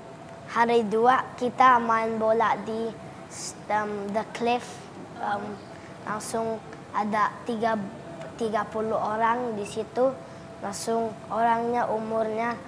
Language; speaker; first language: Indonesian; early bilingual, heritage; English